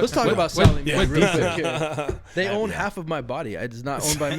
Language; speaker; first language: English; native; English